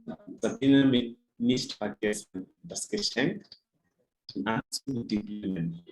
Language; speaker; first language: German; non-native, fluent; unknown